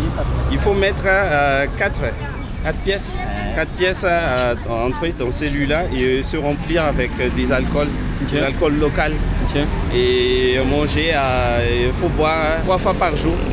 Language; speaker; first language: French; non-native, local second language; Malagasy